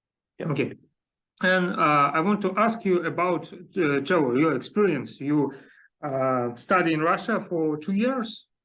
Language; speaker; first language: English; non-native, learner; Russian